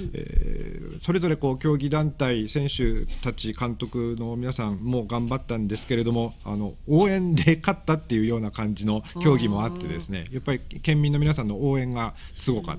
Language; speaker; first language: Japanese; native; Japanese